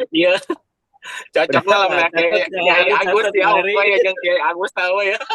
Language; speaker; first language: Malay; non-native, local second language; Sundanese